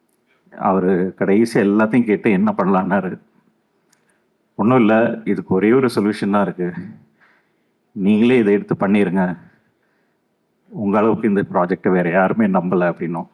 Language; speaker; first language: Tamil; native; Tamil